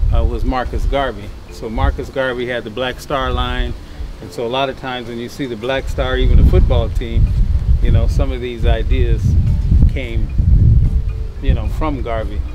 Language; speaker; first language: English; native; English